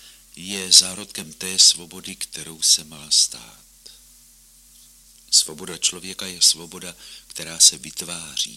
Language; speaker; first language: Czech; native; Czech